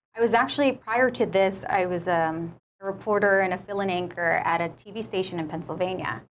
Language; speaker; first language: English; native; English